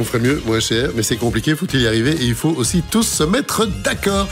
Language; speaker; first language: French; native; French